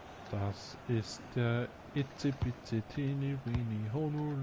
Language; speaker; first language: German; native; German